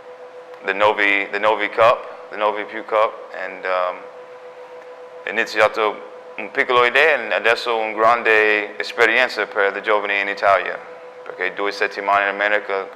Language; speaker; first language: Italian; non-native, learner; English